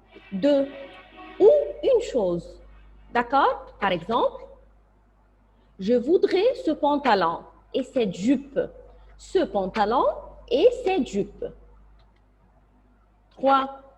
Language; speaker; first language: French; non-native, fluent; Arabic